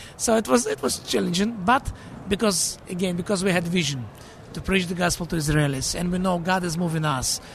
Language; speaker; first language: English; non-native, fluent; Russian